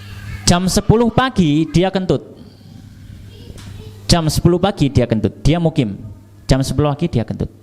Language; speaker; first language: Indonesian; native; Indonesian